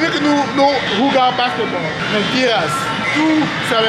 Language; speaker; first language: Spanish; non-native, learner; English